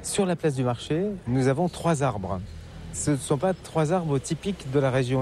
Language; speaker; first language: French; native; French